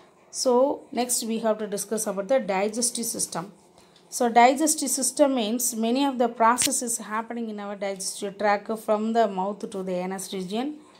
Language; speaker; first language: English; non-native, local second language; Tamil